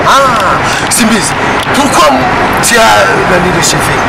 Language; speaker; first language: French; non-native, learner; Rundi